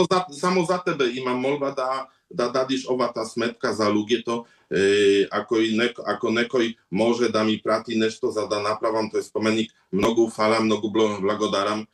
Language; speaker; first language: Macedonian; early bilingual, heritage; Macedonian